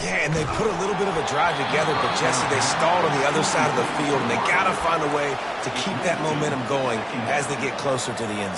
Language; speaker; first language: English; native; English